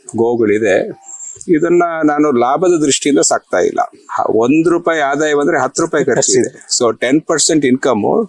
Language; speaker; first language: Kannada; native; Kannada